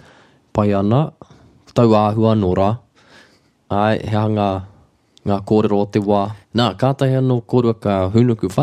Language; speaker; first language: Māori; non-native, local second language; English